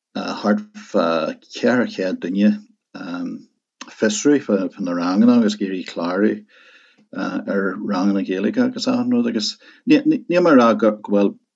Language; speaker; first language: Irish; non-native, local second language; English